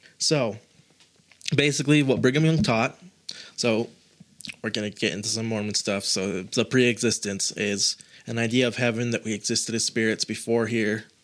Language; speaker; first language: English; native; English